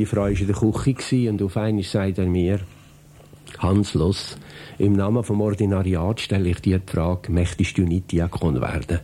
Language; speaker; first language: German; native; German